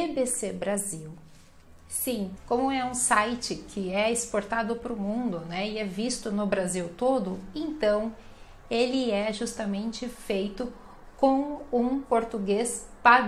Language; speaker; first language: Portuguese; native; Portuguese